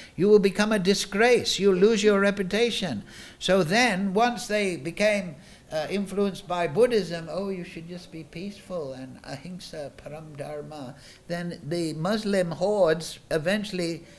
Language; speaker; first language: English; native; English